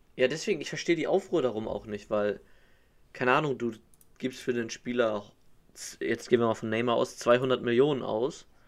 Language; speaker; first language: German; native; German